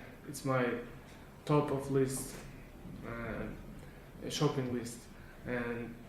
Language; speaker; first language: English; non-native, learner; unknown